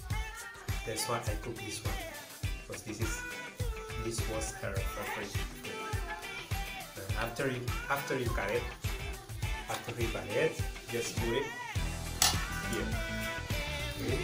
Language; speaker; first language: English; non-native, learner; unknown